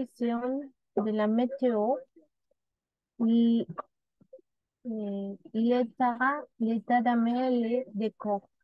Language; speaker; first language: French; non-native, learner; Spanish